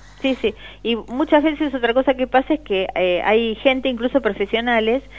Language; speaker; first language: Spanish; native; Spanish